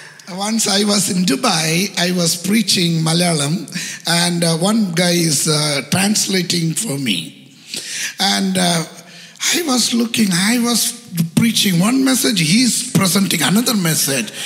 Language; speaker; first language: English; non-native, local second language; Malayalam